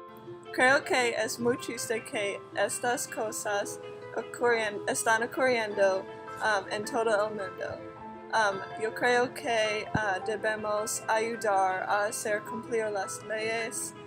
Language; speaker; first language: Spanish; non-native, learner; English